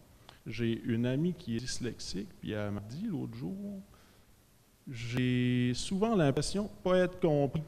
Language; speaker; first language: French; native; French